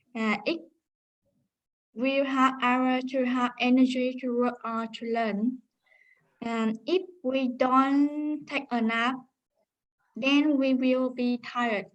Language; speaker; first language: English; non-native, learner; Vietnamese